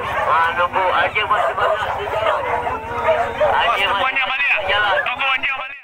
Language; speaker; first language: Indonesian; non-native, local second language; Minangkabau